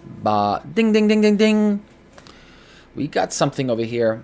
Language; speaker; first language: English; native; English